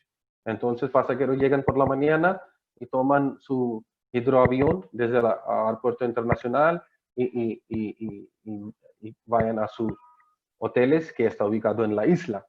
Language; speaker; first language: Spanish; non-native, learner; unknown